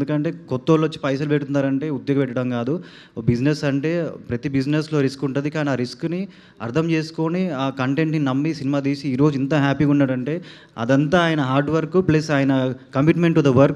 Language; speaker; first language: Telugu; native; Telugu